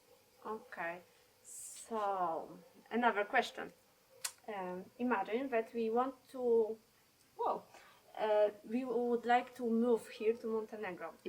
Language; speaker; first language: English; non-native, learner; Polish